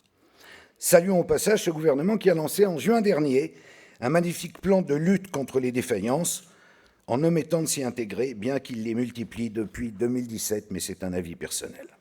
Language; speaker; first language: French; native; French